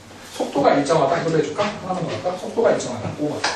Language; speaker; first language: Korean; native; Korean